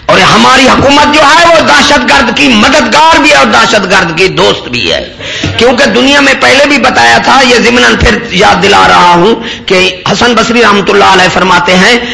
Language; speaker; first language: Urdu; non-native, local second language; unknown